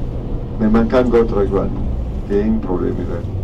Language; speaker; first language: Danish; non-native, fluent; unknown